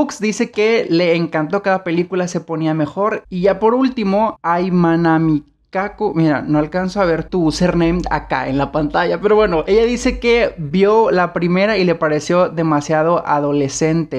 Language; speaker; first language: Spanish; native; Spanish